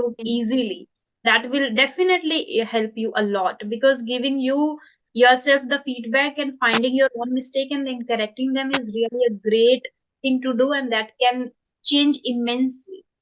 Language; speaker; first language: English; non-native, local second language; Hindi